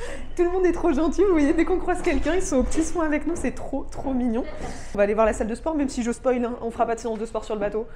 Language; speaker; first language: French; native; French